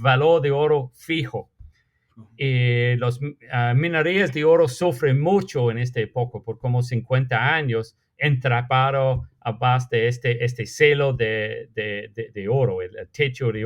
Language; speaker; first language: Spanish; non-native, fluent; English